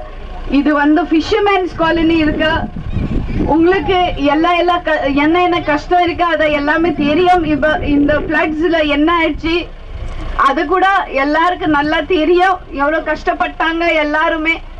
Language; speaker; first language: Tamil; non-native, fluent; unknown